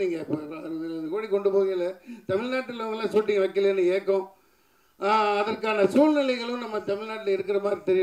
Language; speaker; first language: Tamil; native; Tamil